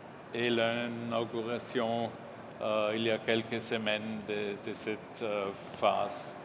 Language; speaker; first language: French; non-native, learner; German